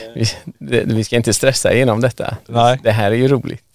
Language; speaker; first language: Swedish; early bilingual, other home language; Persian